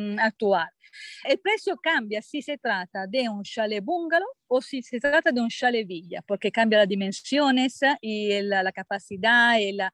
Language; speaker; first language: Spanish; non-native, fluent; Italian